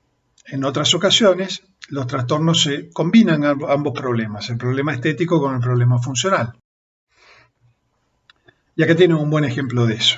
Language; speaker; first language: Spanish; native; Spanish